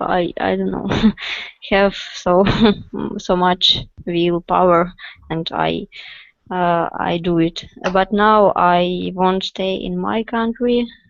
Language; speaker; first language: English; non-native, learner; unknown